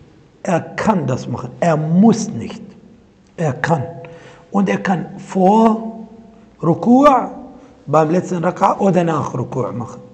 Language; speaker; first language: German; non-native, fluent; Arabic